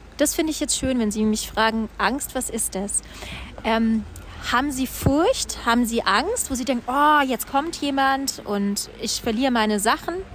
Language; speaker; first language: German; native; German